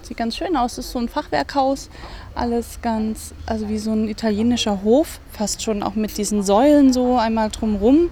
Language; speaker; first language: German; native; German